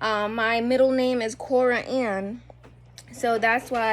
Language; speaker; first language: English; native; English